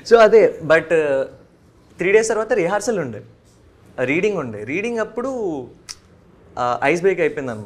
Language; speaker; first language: Telugu; native; Telugu